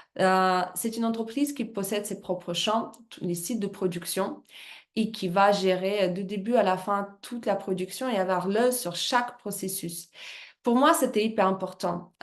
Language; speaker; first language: French; non-native, fluent; Russian